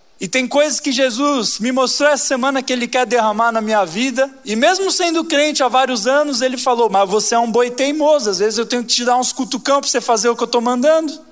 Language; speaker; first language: Portuguese; native; Portuguese